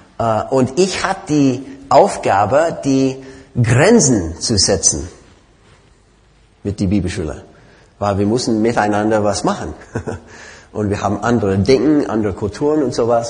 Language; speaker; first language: German; non-native, fluent; English